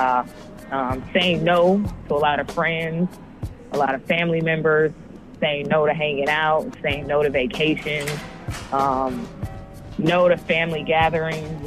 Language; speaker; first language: English; native; English